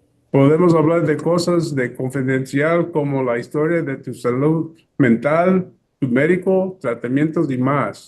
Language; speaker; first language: Spanish; early bilingual, heritage; English